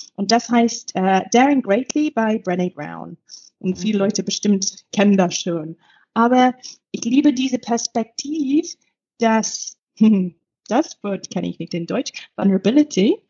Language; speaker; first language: German; non-native, learner; English